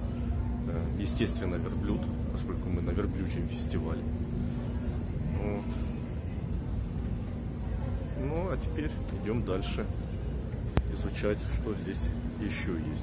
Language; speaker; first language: Russian; native; Russian